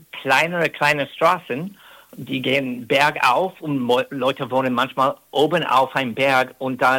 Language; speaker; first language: German; non-native, fluent; English